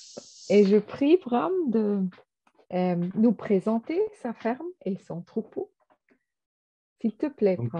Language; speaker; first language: French; non-native, fluent; German